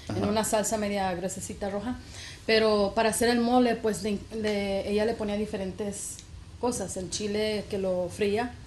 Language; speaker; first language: Spanish; early bilingual, heritage; Spanish